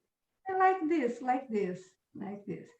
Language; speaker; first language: English; non-native, learner; Portuguese